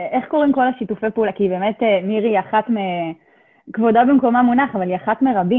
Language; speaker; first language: Hebrew; native; Hebrew